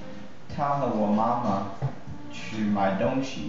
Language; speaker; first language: Chinese; non-native, learner; English